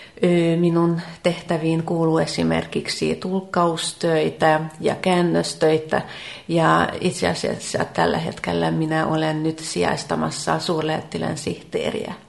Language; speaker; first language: Finnish; non-native, fluent; Hungarian